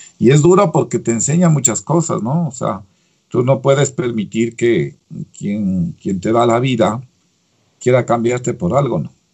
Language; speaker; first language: Spanish; native; Spanish